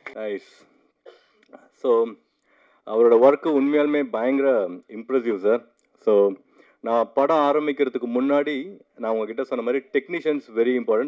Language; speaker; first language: Tamil; native; Tamil